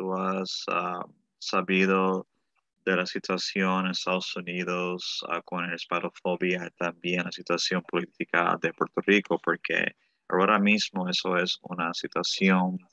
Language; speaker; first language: Spanish; early bilingual, heritage; Spanish